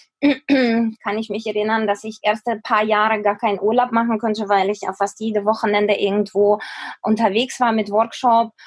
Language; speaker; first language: German; non-native, fluent; Ukrainian